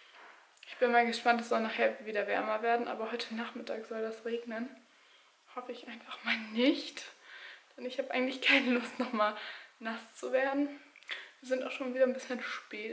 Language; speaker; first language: German; native; German